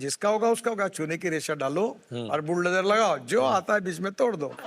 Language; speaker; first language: Hindi; non-native, local second language; Marathi